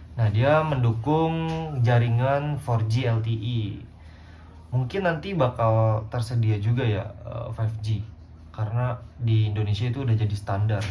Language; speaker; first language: Indonesian; native; Indonesian